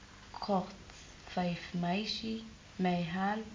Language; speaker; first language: Dutch; non-native, learner; Arabic